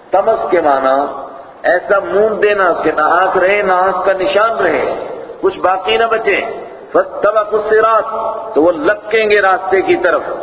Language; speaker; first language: Urdu; non-native, local second language; Punjabi